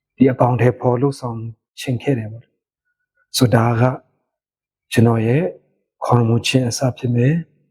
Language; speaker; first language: Burmese; non-native, local second language; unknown